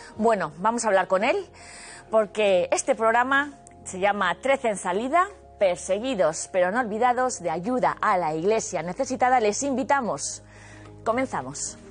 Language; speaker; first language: Spanish; native; Spanish